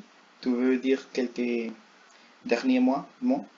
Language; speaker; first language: French; non-native, learner; Spanish